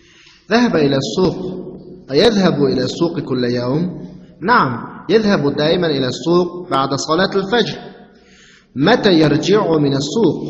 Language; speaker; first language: Arabic; non-native, fluent; Uzbek